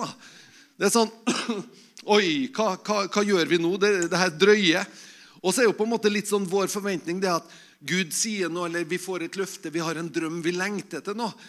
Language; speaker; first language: Norwegian; native; Norwegian